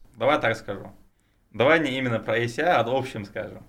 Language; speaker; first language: Russian; non-native, local second language; Chechen